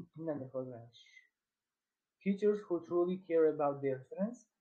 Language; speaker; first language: English; non-native, fluent; Uzbek